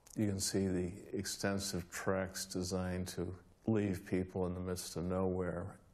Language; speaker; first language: English; native; English